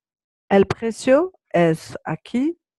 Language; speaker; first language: Spanish; non-native, learner; French